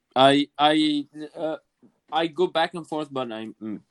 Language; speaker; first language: English; non-native, fluent; Kurdish